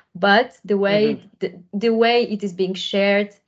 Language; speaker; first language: English; non-native, fluent; Polish